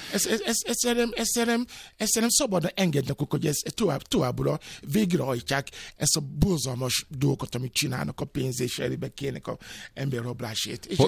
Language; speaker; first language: Hungarian; non-native, fluent; Yoruba